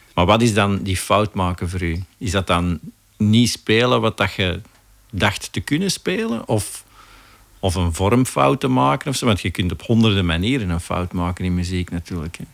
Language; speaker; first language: Dutch; native; Dutch